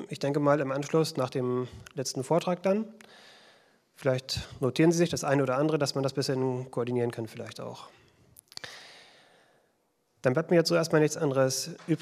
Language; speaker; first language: German; native; German